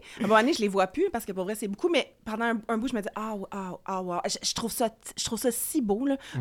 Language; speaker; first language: French; native; French